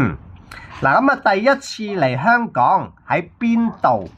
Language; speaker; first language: Cantonese; native; Cantonese